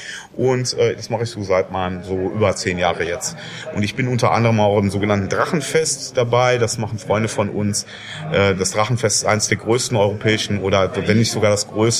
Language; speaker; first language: German; native; German